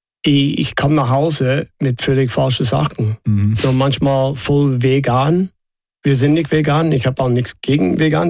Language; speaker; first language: German; non-native, fluent; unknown